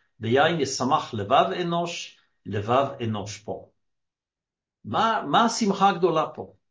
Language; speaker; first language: Hebrew; native; Hebrew